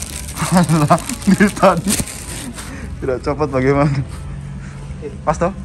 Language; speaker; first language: Indonesian; native; Indonesian